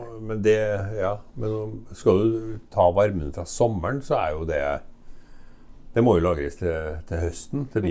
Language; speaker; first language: Norwegian; native; Norwegian